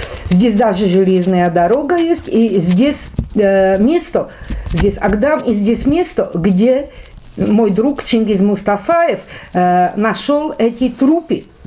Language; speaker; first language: Russian; non-native, fluent; Czech